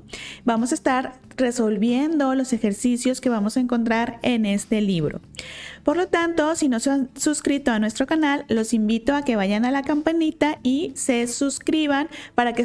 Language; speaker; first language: Spanish; native; Spanish